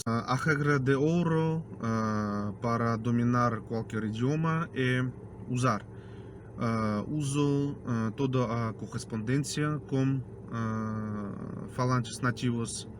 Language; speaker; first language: Portuguese; non-native, fluent; Russian